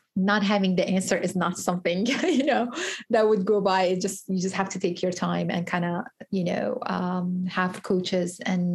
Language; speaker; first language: English; early bilingual, other home language; Kurdish